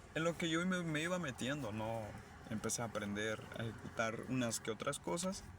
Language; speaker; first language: Spanish; non-native, local second language; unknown